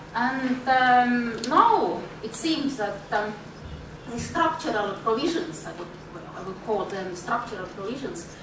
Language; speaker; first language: English; non-native, fluent; Estonian